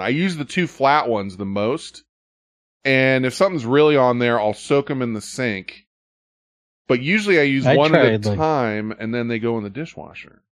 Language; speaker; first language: English; native; English